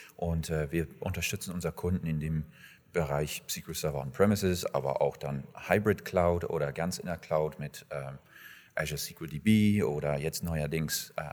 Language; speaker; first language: German; non-native, fluent; English